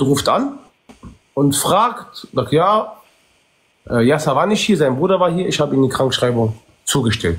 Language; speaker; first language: German; early bilingual, other home language; Arabic